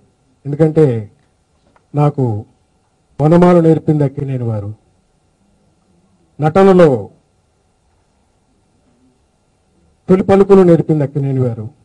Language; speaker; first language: Telugu; native; Telugu